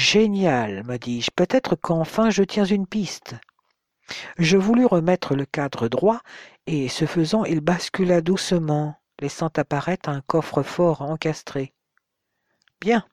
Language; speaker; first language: French; native; French